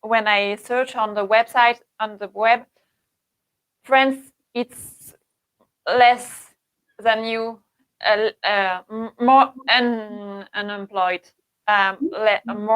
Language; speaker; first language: English; non-native, learner; French